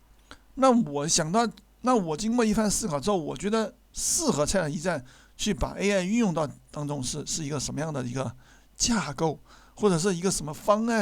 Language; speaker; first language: Chinese; native; Chinese